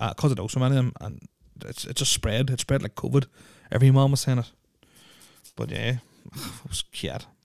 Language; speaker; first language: English; native; English